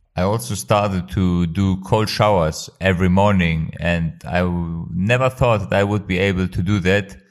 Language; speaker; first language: English; non-native, fluent; Albanian